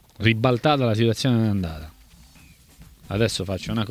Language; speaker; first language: Italian; native; Italian